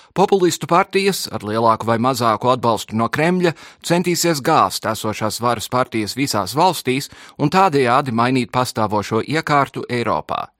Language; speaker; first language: Latvian; early bilingual, heritage; Latvian